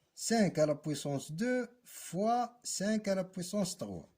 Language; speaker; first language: French; non-native, local second language; Arabic